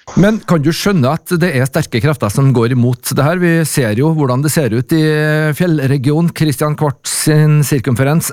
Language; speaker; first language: Norwegian; native; Norwegian